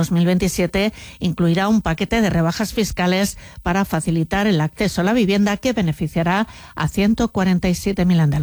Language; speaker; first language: Spanish; native; Spanish